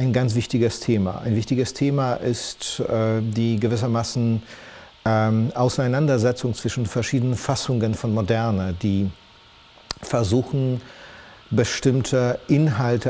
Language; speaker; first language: German; non-native, fluent; Polish